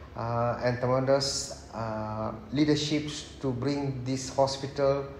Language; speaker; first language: English; non-native, local second language; Malay